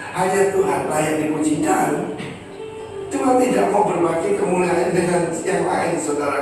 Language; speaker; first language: Indonesian; native; Indonesian